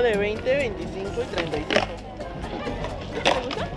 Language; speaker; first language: Spanish; native; Spanish